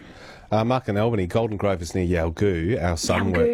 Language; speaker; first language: English; native; English